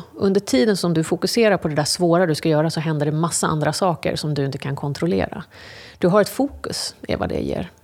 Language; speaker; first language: Swedish; early bilingual, other home language; English